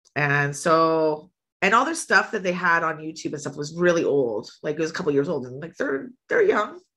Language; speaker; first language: English; native; English